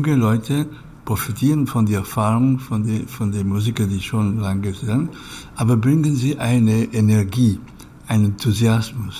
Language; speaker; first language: German; non-native, learner; Catalan